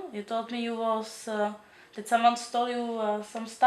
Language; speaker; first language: English; non-native, learner; Czech